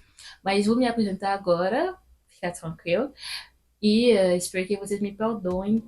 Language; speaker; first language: Portuguese; non-native, fluent; French